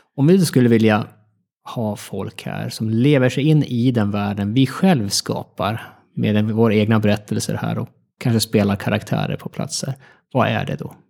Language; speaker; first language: Swedish; native; Swedish